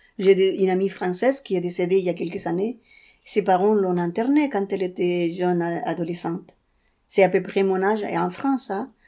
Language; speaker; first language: French; non-native, fluent; Spanish